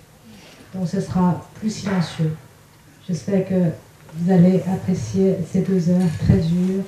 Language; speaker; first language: French; non-native, fluent; Chinese